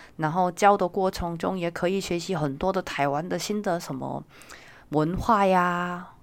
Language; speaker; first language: Chinese; non-native, fluent; Korean